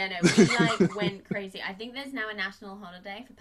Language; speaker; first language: English; native; English